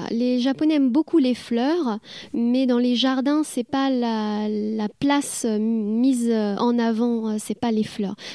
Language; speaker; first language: French; native; French